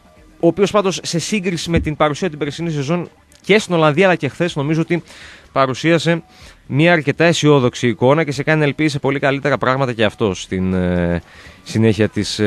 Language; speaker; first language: Greek; native; Greek